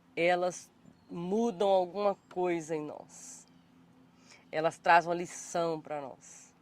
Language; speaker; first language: Portuguese; native; Portuguese